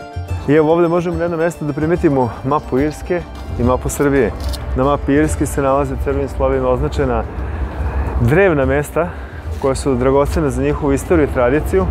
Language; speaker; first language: Serbian; native; Serbian